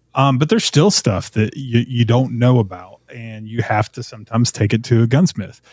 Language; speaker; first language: English; native; English